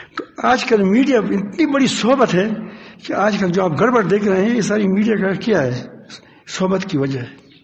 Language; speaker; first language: Urdu; non-native, local second language; Pashto